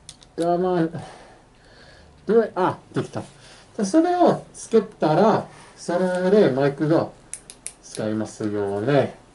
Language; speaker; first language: Japanese; non-native, fluent; English